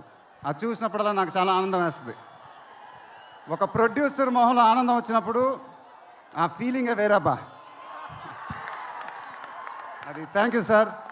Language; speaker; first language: Telugu; native; Telugu